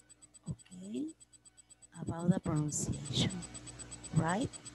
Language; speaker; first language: English; non-native, learner; Spanish